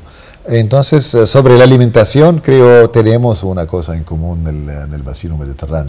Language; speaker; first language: Spanish; non-native, fluent; Arabic